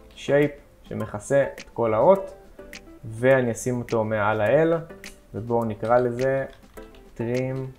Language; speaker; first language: Hebrew; native; Hebrew